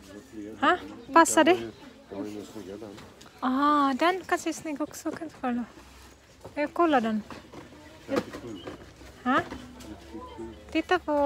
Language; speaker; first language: Swedish; non-native, learner; Cebuano